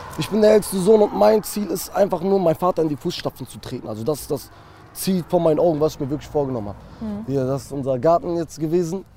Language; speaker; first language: German; early bilingual, other home language; Kurdish